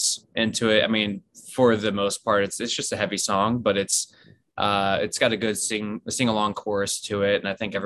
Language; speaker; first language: English; native; English